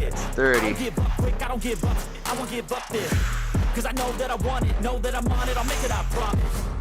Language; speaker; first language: English; native; English